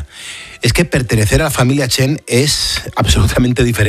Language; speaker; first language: Spanish; native; Spanish